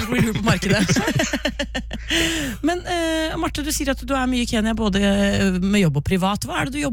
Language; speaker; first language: Norwegian; native; Norwegian